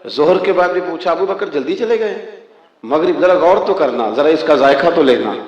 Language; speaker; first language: Urdu; non-native, local second language; Punjabi